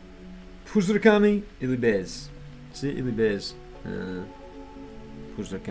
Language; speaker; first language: Russian; non-native, learner; English